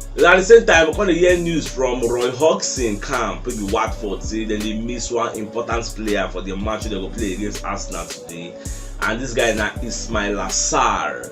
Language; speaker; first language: Nigerian Pidgin; non-native, local second language; Igbo